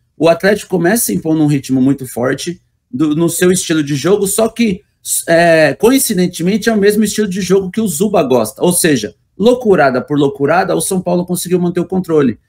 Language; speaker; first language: Portuguese; native; Portuguese